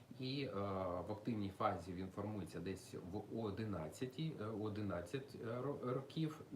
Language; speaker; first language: Ukrainian; non-native, local second language; Russian